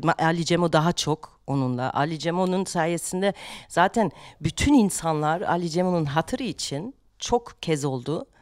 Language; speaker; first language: Turkish; non-native, fluent; German